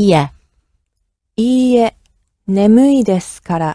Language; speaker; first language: Japanese; non-native, learner; English